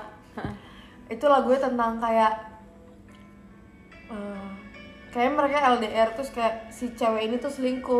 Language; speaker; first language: Indonesian; native; Indonesian